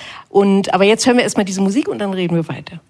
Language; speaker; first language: German; native; German